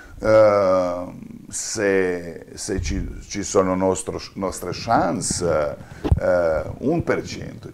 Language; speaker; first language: Italian; non-native, fluent; Croatian